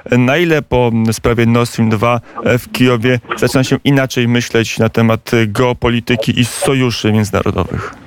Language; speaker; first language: Polish; native; Polish